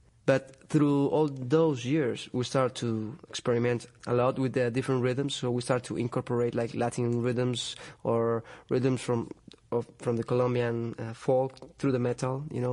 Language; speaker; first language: English; non-native, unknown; Spanish